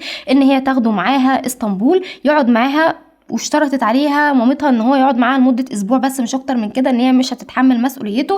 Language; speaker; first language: Arabic; native; Arabic